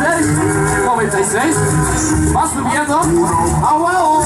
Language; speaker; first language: Spanish; native; Spanish